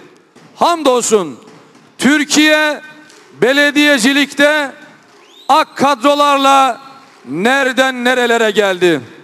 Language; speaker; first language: Turkish; native; Turkish